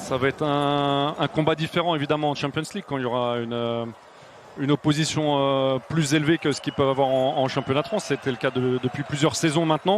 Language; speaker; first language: French; native; French